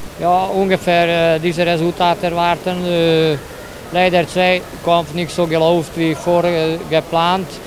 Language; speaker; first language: German; non-native, learner; Hungarian